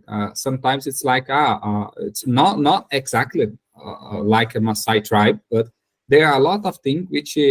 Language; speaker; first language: English; non-native, learner; Portuguese